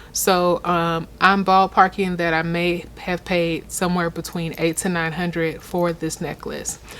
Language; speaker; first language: English; native; English